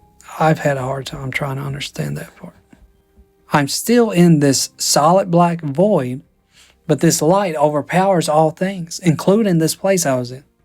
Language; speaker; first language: English; native; English